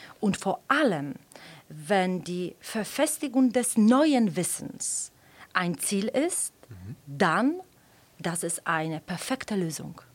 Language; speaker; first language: German; non-native, fluent; Polish